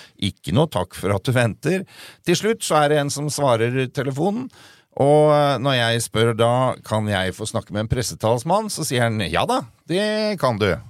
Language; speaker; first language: Norwegian; native; Norwegian